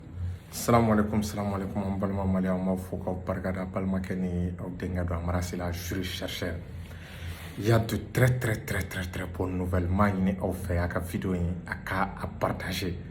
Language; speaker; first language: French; non-native, local second language; Bambara